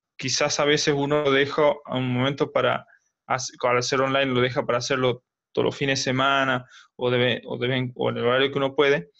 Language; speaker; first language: Spanish; native; Spanish